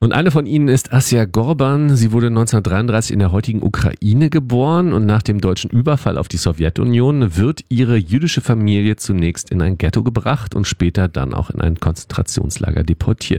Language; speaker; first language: German; native; German